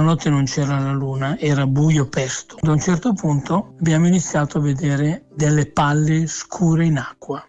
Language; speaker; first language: Italian; native; Italian